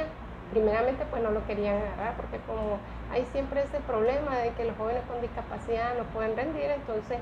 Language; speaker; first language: Spanish; native; Spanish